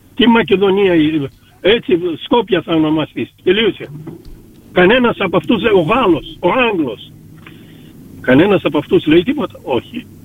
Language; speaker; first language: Greek; early bilingual, heritage; Greek